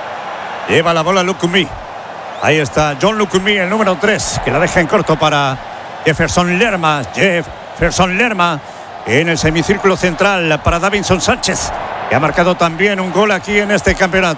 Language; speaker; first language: Spanish; native; Spanish